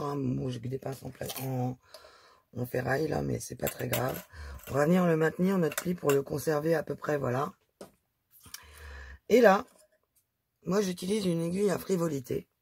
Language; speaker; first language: French; native; French